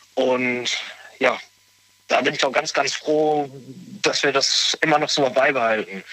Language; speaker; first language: German; native; German